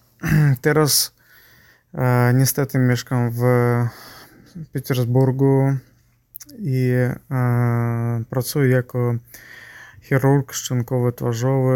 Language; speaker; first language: Polish; non-native, learner; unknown